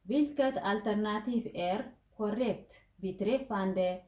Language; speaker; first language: Swedish; non-native, fluent; Tigrinya